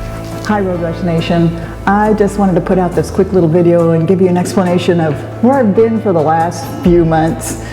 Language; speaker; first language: English; native; English